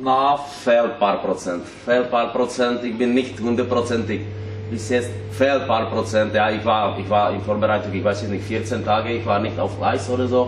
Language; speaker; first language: German; non-native, learner; Czech